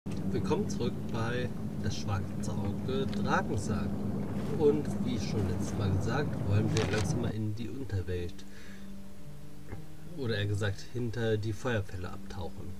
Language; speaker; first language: German; native; German